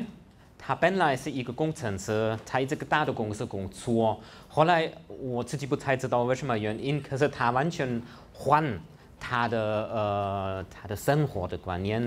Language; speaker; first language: Chinese; non-native, fluent; German